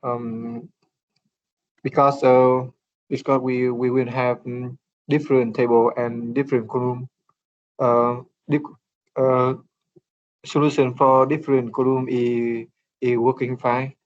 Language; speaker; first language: English; non-native, learner; Vietnamese